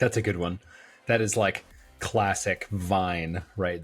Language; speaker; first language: English; native; English